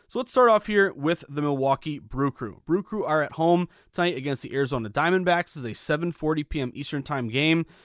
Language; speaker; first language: English; native; English